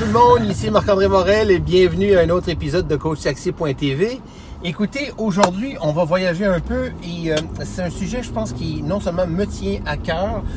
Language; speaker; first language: French; native; French